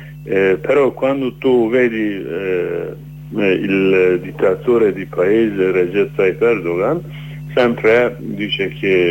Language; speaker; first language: Italian; non-native, learner; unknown